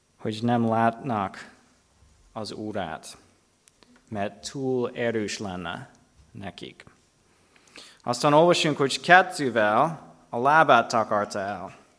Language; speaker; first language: Hungarian; non-native, fluent; English